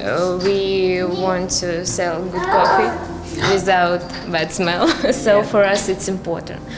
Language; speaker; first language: English; non-native, learner; Russian